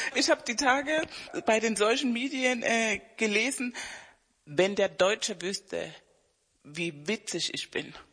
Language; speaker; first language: German; non-native, fluent; Spanish